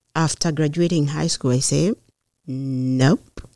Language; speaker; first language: English; non-native, local second language; Kikuyu